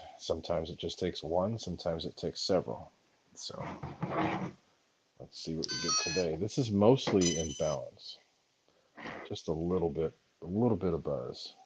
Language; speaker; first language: English; native; English